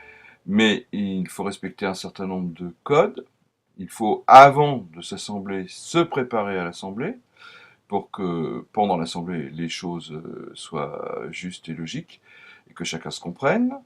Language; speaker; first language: French; native; French